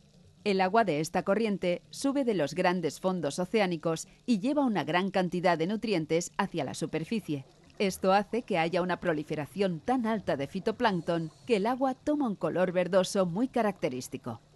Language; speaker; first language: Spanish; native; Spanish